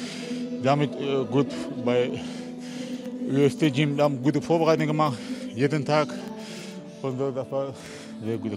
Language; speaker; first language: German; non-native, learner; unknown